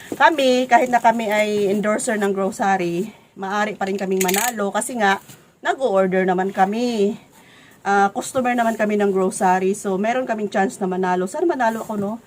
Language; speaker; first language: Filipino; non-native, local second language; Cebuano